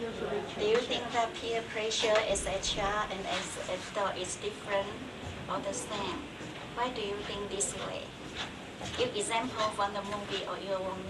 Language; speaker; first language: English; non-native, learner; Chinese